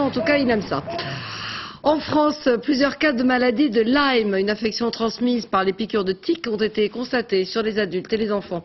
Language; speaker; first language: French; native; French